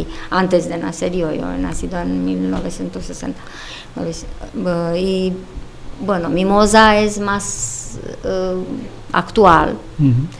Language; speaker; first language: Spanish; non-native, fluent; Romanian